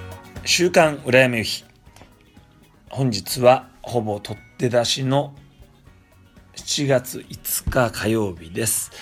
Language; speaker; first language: Japanese; native; Japanese